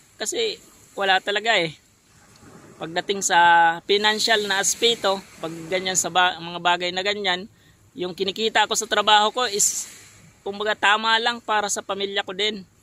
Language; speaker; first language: Filipino; non-native, local second language; Bikol